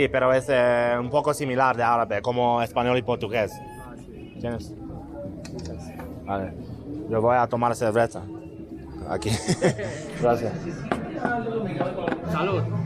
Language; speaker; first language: Spanish; non-native, learner; Hebrew